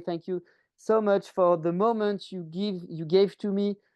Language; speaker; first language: English; non-native, learner; French